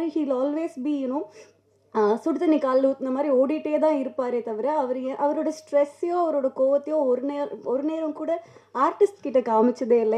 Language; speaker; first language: Tamil; native; Tamil